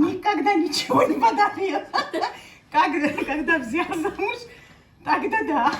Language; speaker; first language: Russian; non-native, local second language; Georgian